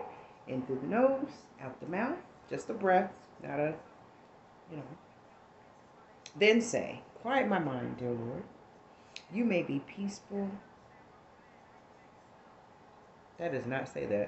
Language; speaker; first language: English; native; English